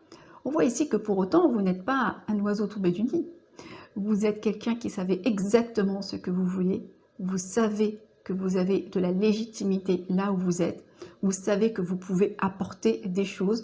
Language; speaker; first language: French; native; French